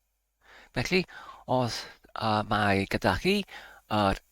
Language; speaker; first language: Welsh; non-native, learner; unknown